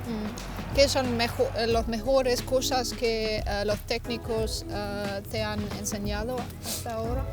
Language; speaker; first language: Spanish; non-native, fluent; German